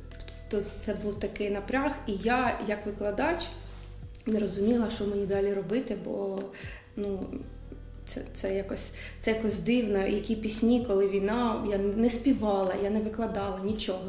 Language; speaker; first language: Ukrainian; native; Ukrainian